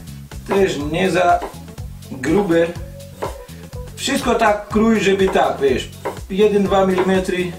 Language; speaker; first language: Polish; non-native, learner; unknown